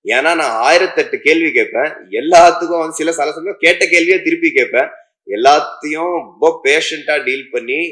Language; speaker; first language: Tamil; native; Tamil